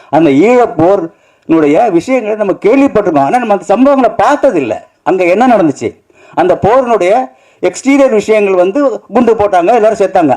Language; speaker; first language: Tamil; native; Tamil